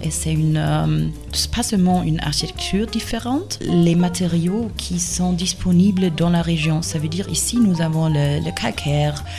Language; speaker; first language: French; non-native, fluent; German